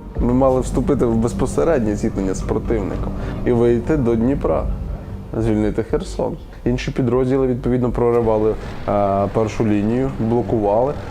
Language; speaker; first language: Ukrainian; native; Ukrainian